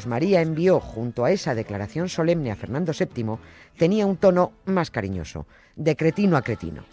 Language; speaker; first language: Spanish; native; Spanish